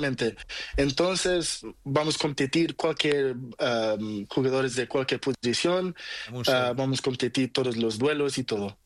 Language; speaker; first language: Spanish; non-native, learner; Portuguese